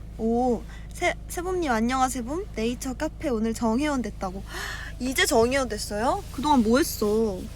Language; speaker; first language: Korean; native; Korean